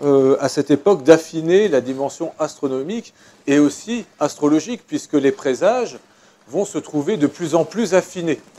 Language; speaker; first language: French; native; French